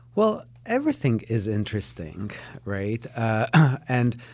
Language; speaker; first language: English; non-native, fluent; Czech